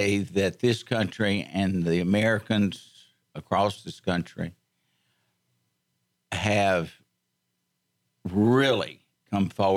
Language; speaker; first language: English; native; English